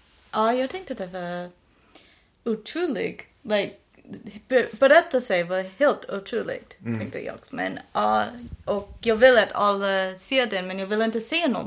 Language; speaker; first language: Swedish; non-native, learner; English